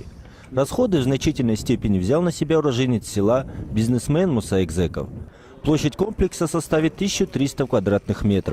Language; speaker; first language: Russian; native; Russian